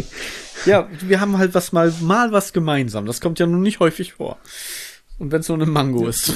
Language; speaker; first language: German; native; German